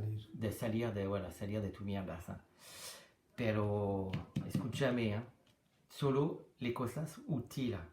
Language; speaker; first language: Spanish; non-native, learner; French